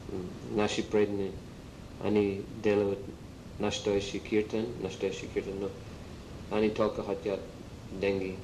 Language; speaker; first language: Russian; non-native, learner; English